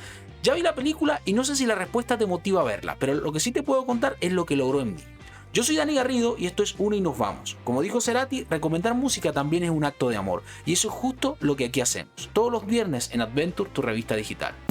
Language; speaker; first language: Spanish; native; Spanish